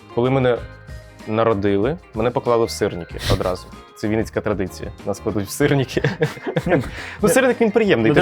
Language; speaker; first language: Ukrainian; native; Ukrainian